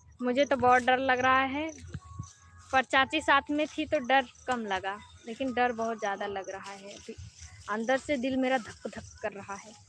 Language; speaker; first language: Hindi; native; Hindi